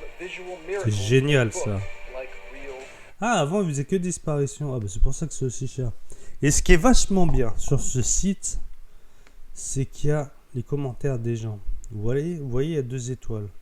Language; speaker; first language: French; native; French